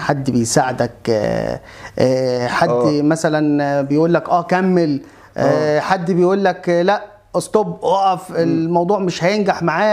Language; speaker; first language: Arabic; native; Arabic